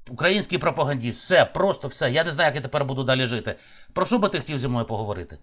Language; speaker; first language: Ukrainian; native; Ukrainian